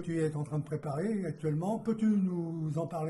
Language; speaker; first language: French; native; French